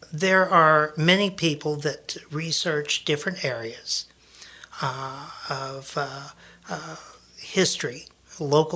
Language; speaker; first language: English; native; English